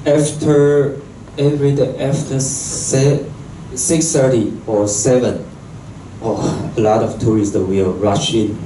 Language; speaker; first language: English; non-native, local second language; Chinese